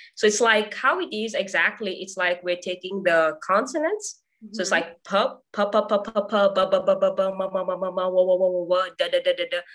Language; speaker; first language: English; non-native, fluent; Morisyen